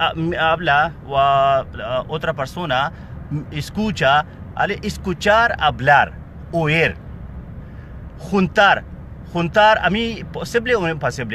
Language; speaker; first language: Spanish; non-native, learner; Pashto